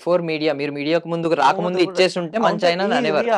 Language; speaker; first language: Telugu; native; Telugu